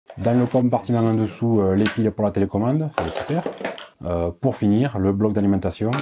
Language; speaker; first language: French; native; French